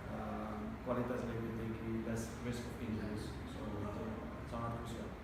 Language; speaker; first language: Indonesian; non-native, fluent; Dutch